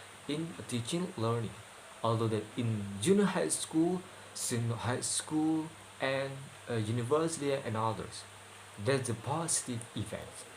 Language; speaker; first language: English; non-native, learner; Indonesian